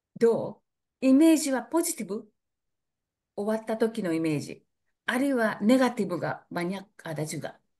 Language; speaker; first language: Japanese; native; Japanese